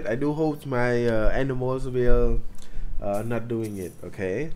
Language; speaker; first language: English; non-native, learner; Khmer